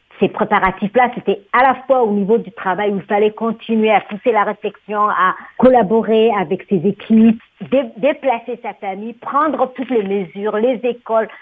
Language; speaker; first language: French; non-native, local second language; Somali